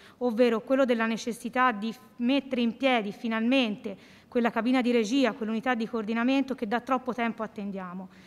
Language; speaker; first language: Italian; native; Italian